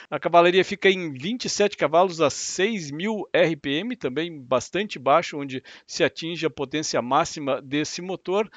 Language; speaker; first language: Portuguese; native; Portuguese